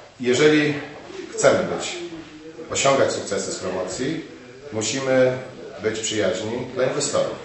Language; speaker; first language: Polish; native; Polish